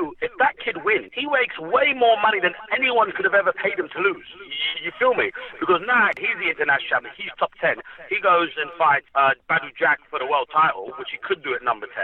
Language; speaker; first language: English; native; English